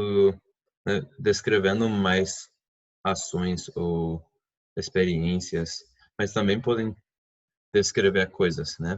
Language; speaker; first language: Portuguese; non-native, fluent; English